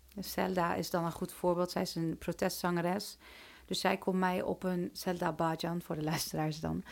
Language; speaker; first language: Dutch; early bilingual, other home language; Turkish